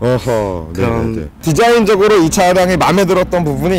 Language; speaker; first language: Korean; native; Korean